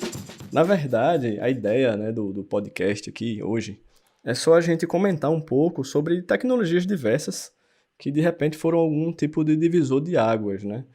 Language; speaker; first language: Portuguese; native; Portuguese